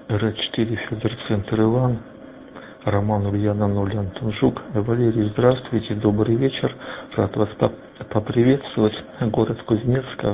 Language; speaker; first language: Russian; native; Russian